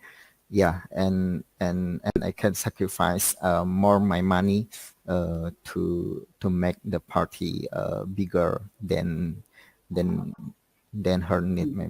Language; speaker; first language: English; non-native, learner; Indonesian